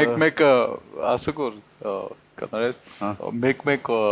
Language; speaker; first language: Armenian; non-native, learner; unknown